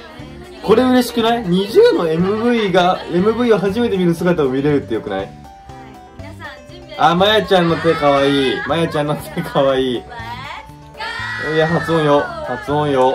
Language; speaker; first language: Japanese; native; Japanese